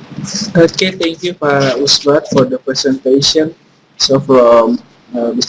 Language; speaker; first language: English; non-native, fluent; Indonesian